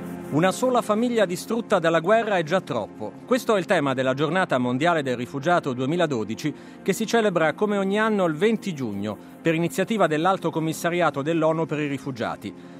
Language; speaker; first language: Italian; native; Italian